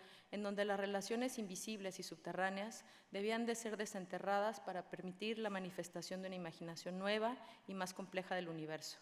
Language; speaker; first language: Spanish; native; Spanish